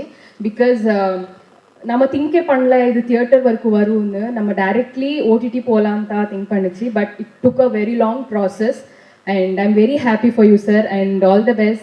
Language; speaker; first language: Tamil; non-native, learner; Kannada